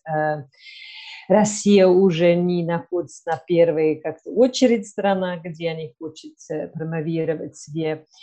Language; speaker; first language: Russian; non-native, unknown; English